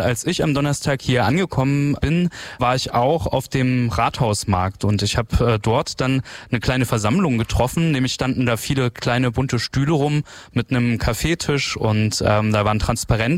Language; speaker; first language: German; native; German